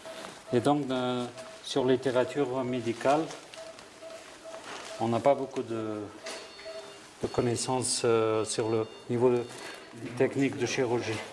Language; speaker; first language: French; non-native, fluent; Persian